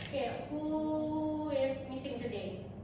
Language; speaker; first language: English; non-native, learner; Indonesian